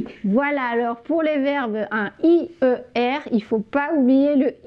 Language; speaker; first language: French; native; French